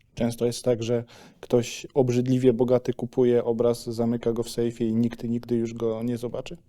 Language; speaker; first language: Polish; native; Polish